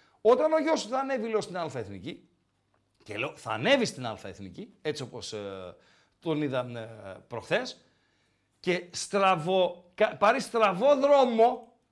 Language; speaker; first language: Greek; native; Greek